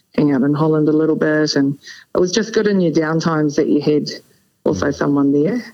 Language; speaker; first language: English; native; English